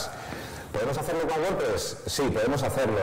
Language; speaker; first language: Spanish; native; Spanish